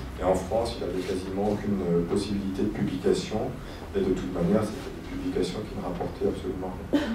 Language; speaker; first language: French; native; French